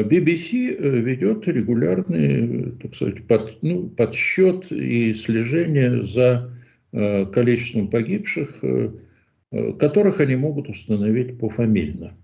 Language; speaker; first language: Russian; native; Russian